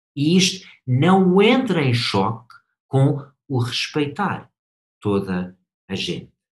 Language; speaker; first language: Portuguese; non-native, fluent; English